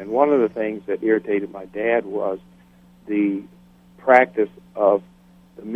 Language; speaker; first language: English; native; English